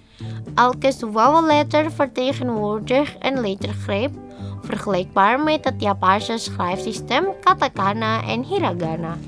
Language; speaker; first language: Dutch; non-native, learner; Indonesian